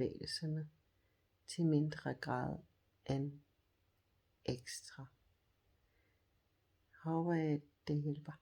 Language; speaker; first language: Danish; non-native, fluent; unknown